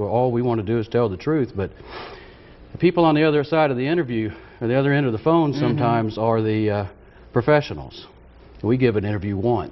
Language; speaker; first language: English; native; English